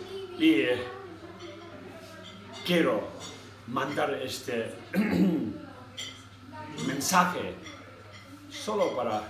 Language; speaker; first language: Spanish; non-native, learner; Tibetan